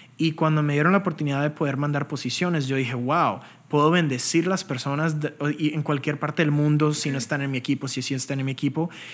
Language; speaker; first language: Spanish; early bilingual, heritage; Spanish